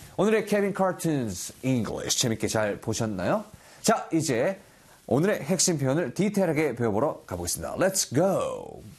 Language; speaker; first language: Korean; native; Korean